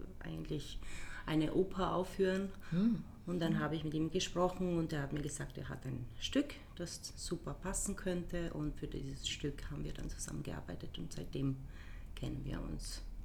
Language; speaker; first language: German; non-native, fluent; Italian